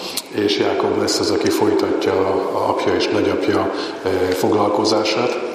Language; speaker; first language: Hungarian; native; Hungarian